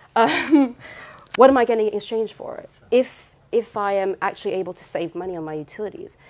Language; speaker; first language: English; native; English